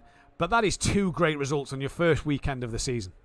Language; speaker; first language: English; native; English